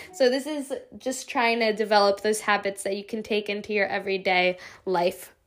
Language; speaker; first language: English; native; English